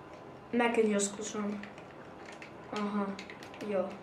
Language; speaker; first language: Finnish; early bilingual, other home language; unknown